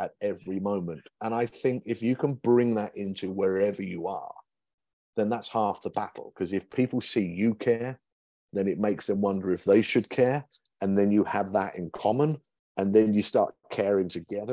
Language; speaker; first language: English; native; English